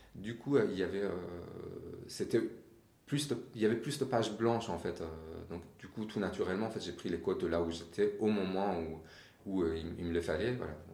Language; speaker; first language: French; non-native, fluent; Persian